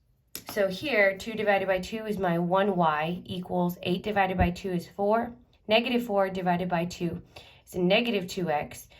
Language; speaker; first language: English; native; English